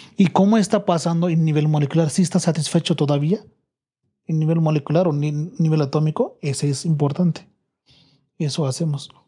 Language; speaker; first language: Spanish; non-native, learner; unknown